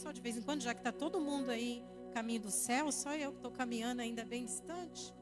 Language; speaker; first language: Portuguese; native; Portuguese